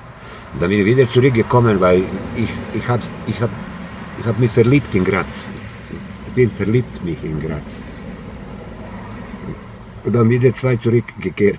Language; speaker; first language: German; non-native, learner; Croatian